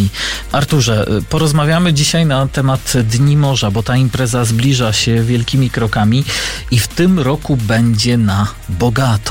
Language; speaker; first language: Polish; native; Polish